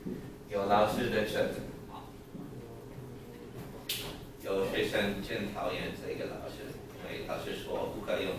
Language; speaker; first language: Chinese; non-native, learner; English